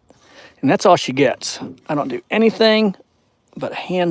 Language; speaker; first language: English; native; English